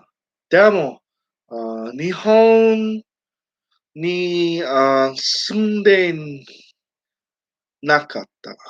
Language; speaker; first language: Japanese; non-native, learner; English